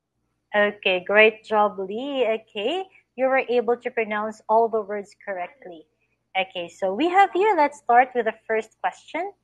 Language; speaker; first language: English; non-native, fluent; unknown